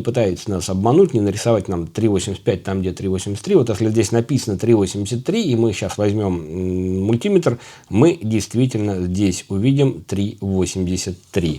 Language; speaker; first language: Russian; native; Russian